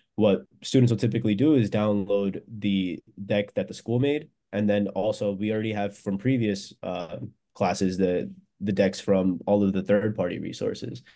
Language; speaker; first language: English; native; English